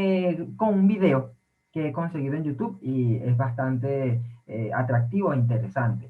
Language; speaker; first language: Spanish; native; Spanish